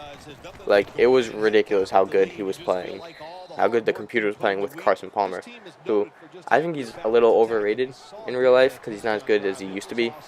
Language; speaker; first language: English; native; English